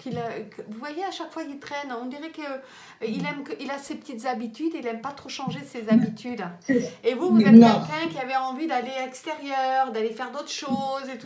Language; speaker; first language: French; native; French